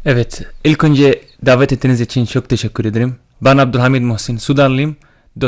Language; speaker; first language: Turkish; non-native, learner; Arabic